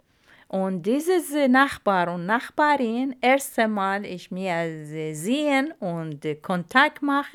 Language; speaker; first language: German; non-native, learner; Arabic